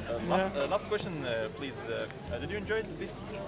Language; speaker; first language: English; non-native, learner; Russian